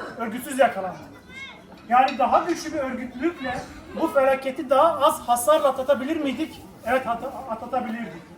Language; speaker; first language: Turkish; non-native, local second language; Kurdish